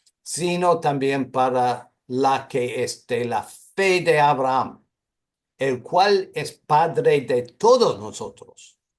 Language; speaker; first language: Spanish; non-native, fluent; English